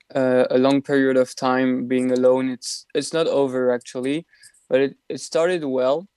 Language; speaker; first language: English; non-native, fluent; French